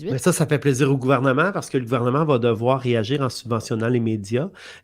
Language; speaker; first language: French; native; French